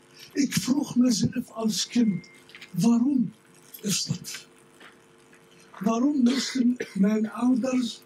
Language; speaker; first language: Dutch; non-native, fluent; Arabic